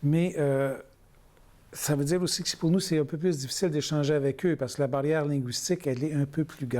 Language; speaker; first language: French; native; French